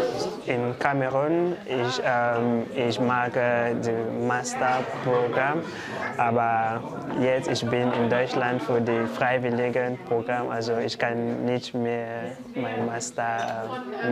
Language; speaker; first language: German; non-native, learner; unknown